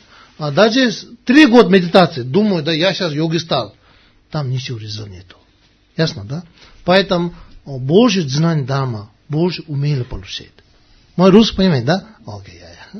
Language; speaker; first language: Russian; non-native, learner; Tibetan